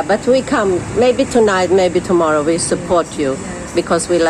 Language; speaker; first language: English; non-native, fluent; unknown